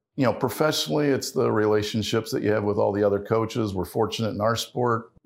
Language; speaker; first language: English; native; English